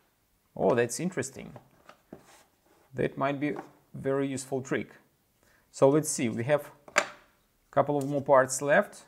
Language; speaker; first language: English; non-native, fluent; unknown